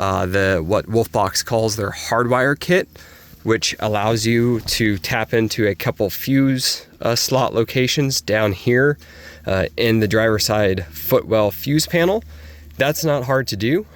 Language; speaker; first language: English; native; English